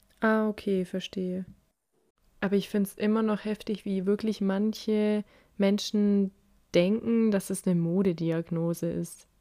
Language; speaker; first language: German; native; German